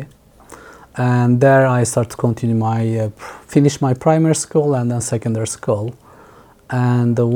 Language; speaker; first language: English; non-native, fluent; Turkish